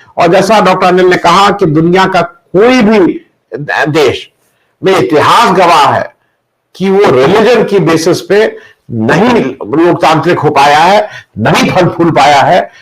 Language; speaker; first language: Hindi; native; Hindi